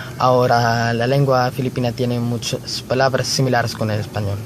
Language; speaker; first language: Spanish; non-native, learner; Filipino